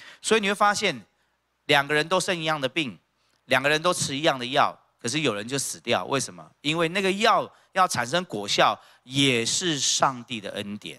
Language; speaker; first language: Chinese; native; Chinese